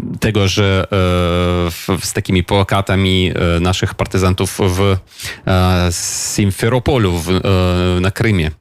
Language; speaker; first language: Polish; non-native, fluent; Ukrainian